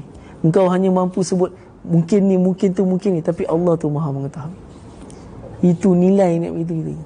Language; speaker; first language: Malay; native; Malay